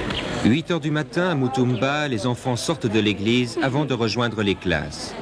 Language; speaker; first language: French; native; French